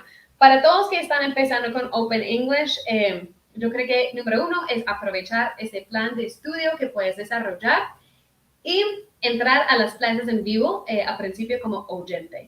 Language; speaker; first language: Spanish; early bilingual, heritage; Spanish